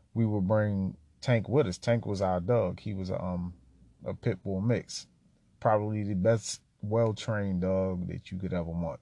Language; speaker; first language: English; native; English